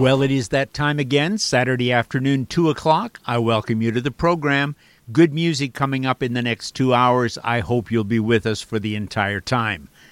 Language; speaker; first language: English; native; English